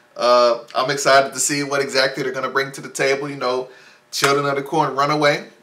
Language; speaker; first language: English; native; English